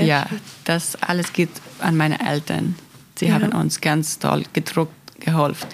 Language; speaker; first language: German; non-native, learner; Persian